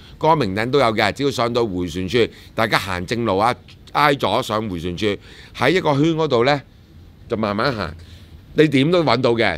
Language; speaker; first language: Cantonese; native; Cantonese